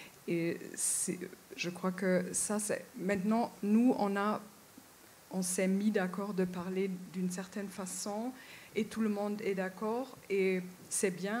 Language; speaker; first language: French; non-native, fluent; German